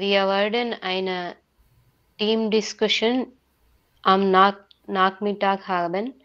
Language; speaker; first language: German; non-native, learner; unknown